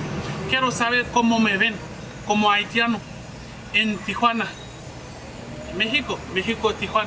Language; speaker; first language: Spanish; non-native, learner; Haitian Creole